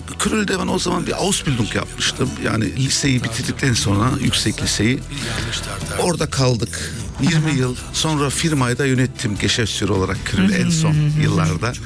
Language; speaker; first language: Turkish; early bilingual, heritage; German